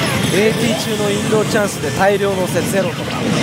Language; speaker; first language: Japanese; native; Japanese